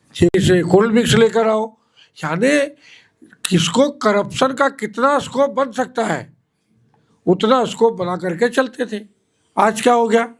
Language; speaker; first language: Hindi; non-native, local second language; Marathi